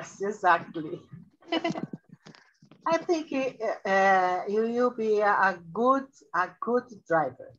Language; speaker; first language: English; non-native, learner; Portuguese